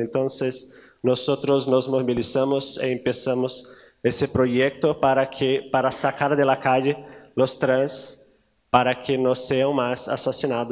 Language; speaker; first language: Spanish; non-native, learner; Portuguese